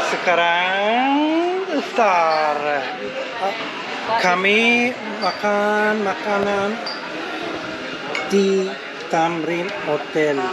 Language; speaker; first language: Indonesian; non-native, learner; Turkish